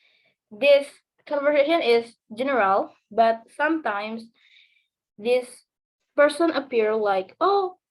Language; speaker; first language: English; non-native, learner; Indonesian